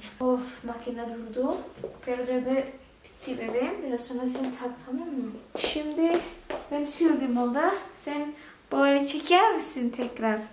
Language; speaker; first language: Turkish; non-native, learner; Indonesian